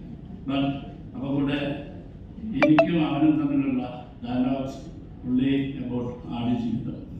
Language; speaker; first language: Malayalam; non-native, learner; Tamil